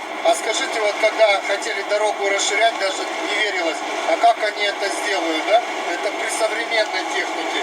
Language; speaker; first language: Russian; native; Russian